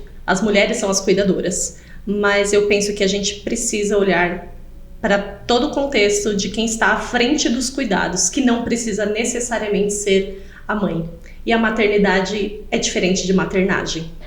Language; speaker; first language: Portuguese; native; Portuguese